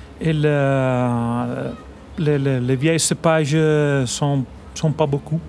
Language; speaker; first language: French; non-native, learner; Italian